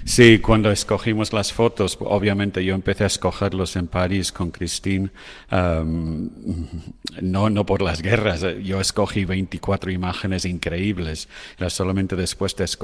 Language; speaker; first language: Spanish; non-native, fluent; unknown